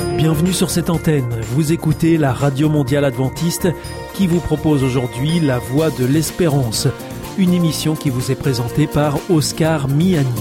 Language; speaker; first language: French; native; French